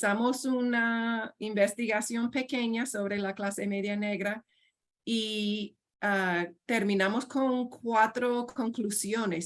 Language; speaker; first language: Spanish; non-native, fluent; English